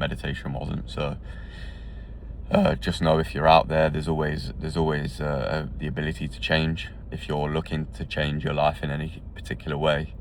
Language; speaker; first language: English; native; English